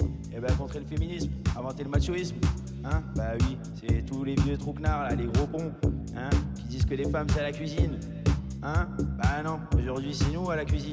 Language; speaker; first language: French; native; French